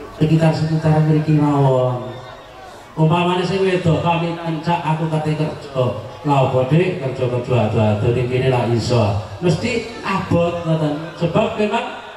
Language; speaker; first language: Javanese; native; Javanese